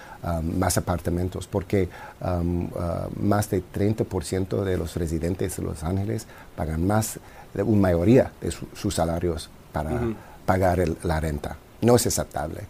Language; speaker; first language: Spanish; non-native, fluent; English